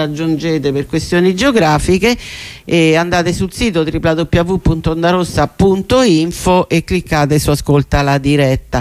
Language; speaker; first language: Italian; native; Italian